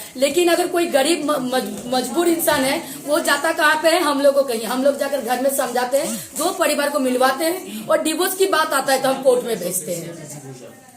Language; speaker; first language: Hindi; native; Hindi